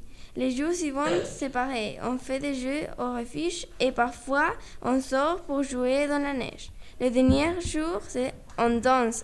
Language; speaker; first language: French; non-native, learner; Spanish